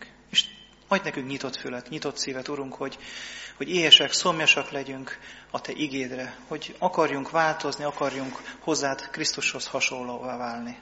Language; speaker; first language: Hungarian; native; Hungarian